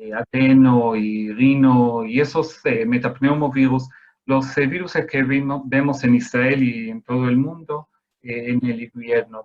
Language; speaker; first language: Spanish; non-native, fluent; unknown